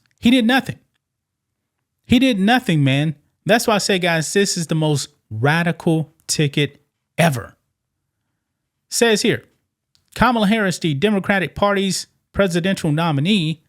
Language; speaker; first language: English; native; English